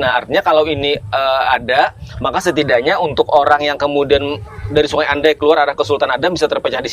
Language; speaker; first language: Indonesian; native; Indonesian